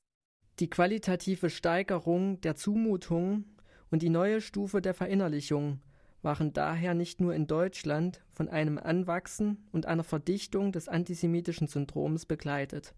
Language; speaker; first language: German; native; German